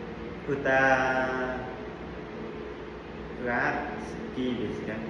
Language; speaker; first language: Japanese; non-native, learner; Vietnamese